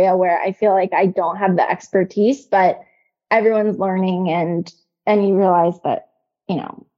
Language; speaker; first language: English; native; English